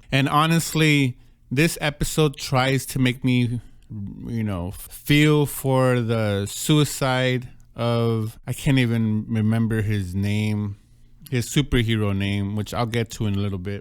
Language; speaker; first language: English; native; English